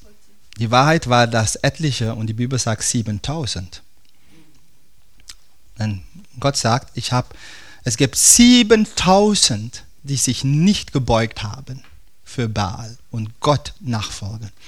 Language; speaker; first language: German; non-native, fluent; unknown